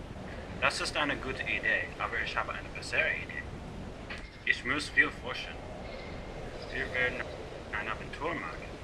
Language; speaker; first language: German; non-native, learner; English